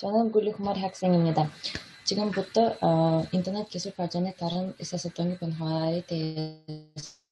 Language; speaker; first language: Korean; non-native, learner; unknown